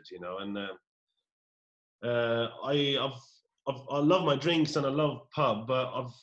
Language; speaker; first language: English; non-native, fluent; Norwegian